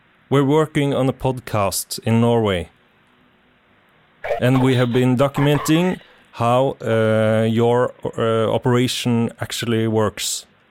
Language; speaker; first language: English; non-native, fluent; Norwegian